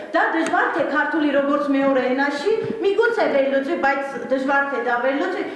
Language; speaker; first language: Armenian; native; Armenian